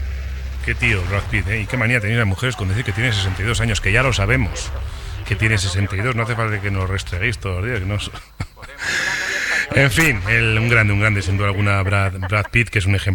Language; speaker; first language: Spanish; native; Spanish